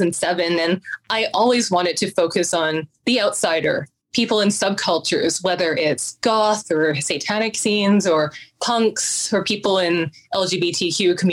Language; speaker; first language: English; native; English